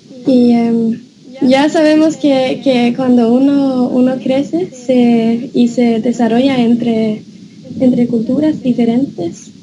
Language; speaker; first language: Spanish; non-native, fluent; Norwegian